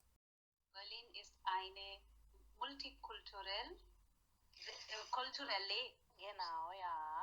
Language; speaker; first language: German; non-native, learner; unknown